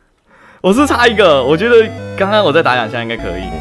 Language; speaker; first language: Chinese; native; Chinese